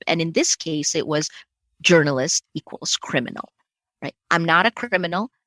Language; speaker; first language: English; early bilingual, other home language; Filipino